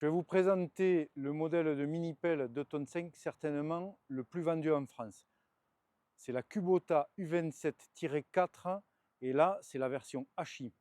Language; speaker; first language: French; native; French